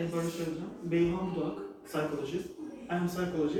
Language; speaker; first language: English; non-native, learner; Turkish